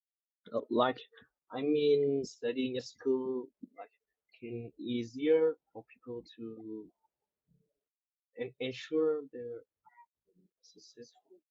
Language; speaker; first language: English; non-native, learner; Vietnamese